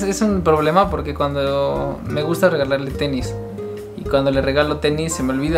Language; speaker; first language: Spanish; native; Spanish